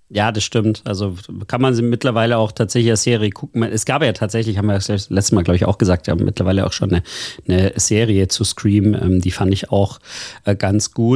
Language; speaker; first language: German; native; German